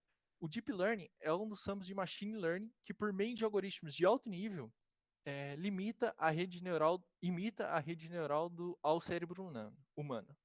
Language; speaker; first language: Portuguese; native; Portuguese